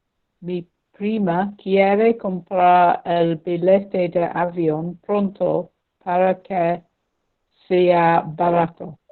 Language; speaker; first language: Spanish; non-native, learner; English